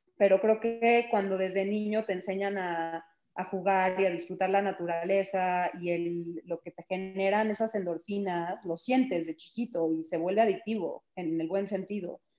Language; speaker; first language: Spanish; early bilingual, heritage; Spanish